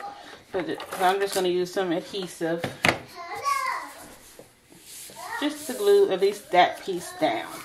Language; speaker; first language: English; native; English